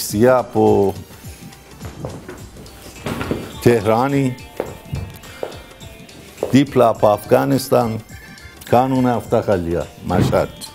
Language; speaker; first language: Greek; non-native, learner; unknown